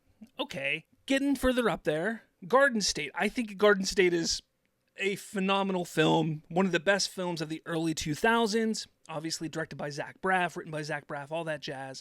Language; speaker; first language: English; native; English